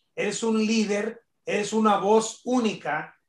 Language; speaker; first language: Spanish; early bilingual, heritage; Spanish